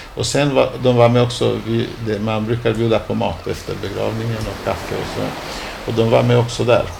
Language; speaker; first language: Swedish; non-native, fluent; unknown